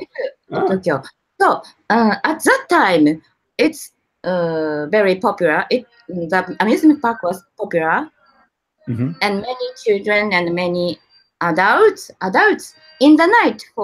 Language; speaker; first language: English; non-native, learner; Japanese